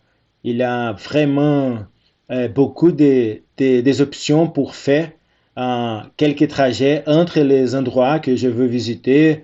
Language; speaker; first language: French; non-native, fluent; Portuguese